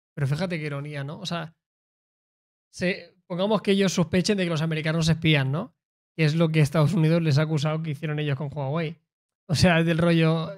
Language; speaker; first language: Spanish; native; Spanish